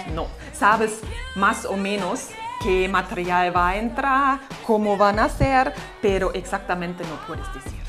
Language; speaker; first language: Spanish; non-native, fluent; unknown